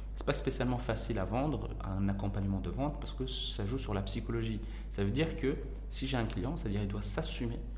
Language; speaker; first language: French; non-native, local second language; Arabic